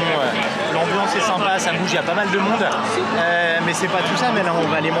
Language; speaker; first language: French; native; French